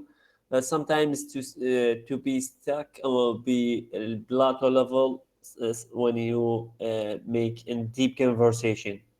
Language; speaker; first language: English; non-native, learner; Arabic